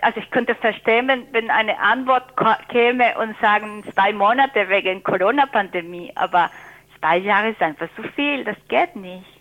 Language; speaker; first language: German; non-native, fluent; Spanish